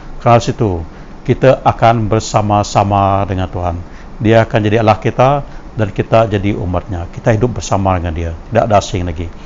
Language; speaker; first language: Malay; non-native, local second language; Iban